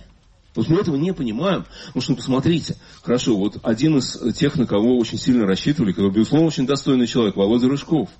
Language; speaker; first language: Russian; native; Russian